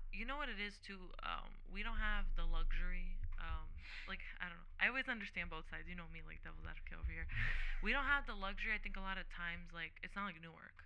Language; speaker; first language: English; early bilingual, other home language; Portuguese